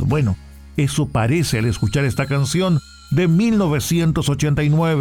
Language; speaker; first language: Spanish; native; Spanish